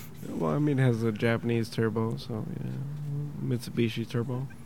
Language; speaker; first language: English; early bilingual, other home language; Spanish